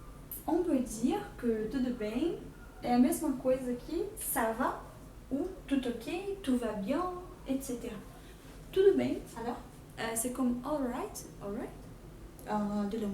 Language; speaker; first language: French; non-native, fluent; Portuguese